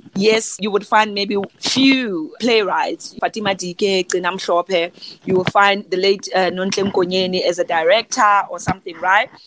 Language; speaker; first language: English; non-native, local second language; Southern Sotho